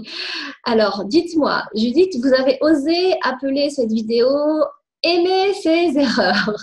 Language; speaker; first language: French; native; French